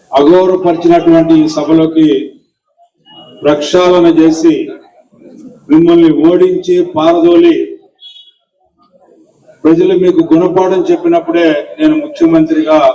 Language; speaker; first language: Telugu; native; Telugu